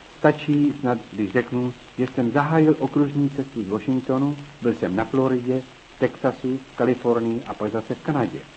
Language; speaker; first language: Czech; native; Czech